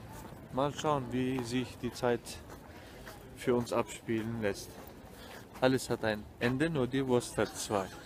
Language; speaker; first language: German; non-native, fluent; Turkish